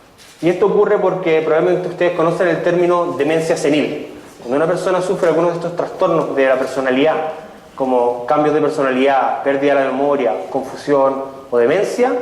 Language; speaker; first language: Spanish; native; Spanish